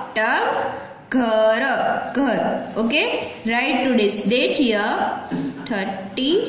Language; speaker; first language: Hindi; non-native, local second language; Gujarati